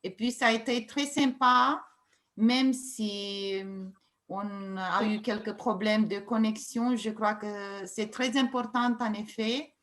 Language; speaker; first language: French; non-native, fluent; Romanian